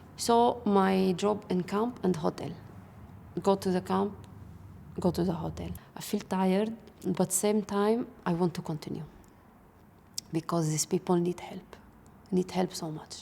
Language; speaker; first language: English; non-native, learner; Arabic